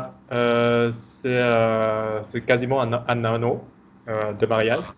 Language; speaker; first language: French; non-native, fluent; Vietnamese